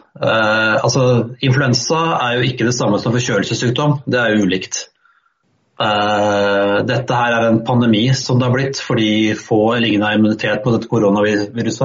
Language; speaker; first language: Norwegian; native; Norwegian